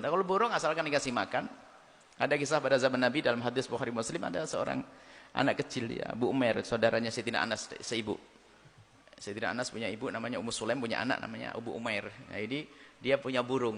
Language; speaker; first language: Indonesian; non-native, local second language; Javanese